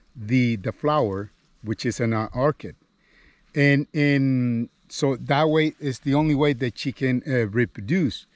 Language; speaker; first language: English; non-native, fluent; Spanish